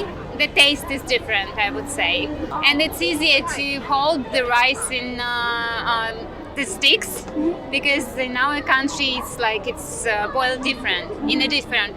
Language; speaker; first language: English; non-native, fluent; Russian